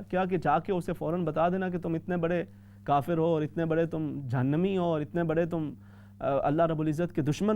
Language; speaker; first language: Urdu; native; Urdu